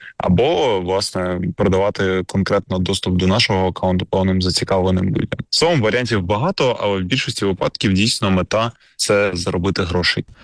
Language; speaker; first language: Ukrainian; native; Ukrainian